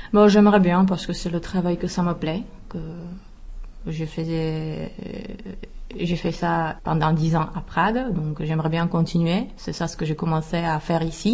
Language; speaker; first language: French; non-native, fluent; Czech